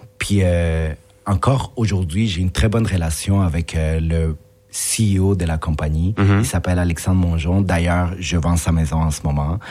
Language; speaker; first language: French; early bilingual, other home language; Spanish